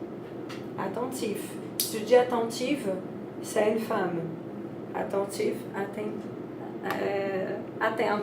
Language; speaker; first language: French; non-native, fluent; Portuguese